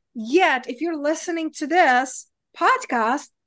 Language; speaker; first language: English; non-native, fluent; Czech